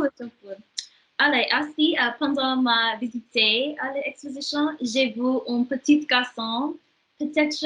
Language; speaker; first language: French; non-native, learner; English